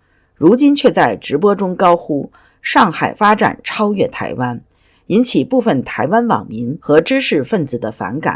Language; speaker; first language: Chinese; native; Chinese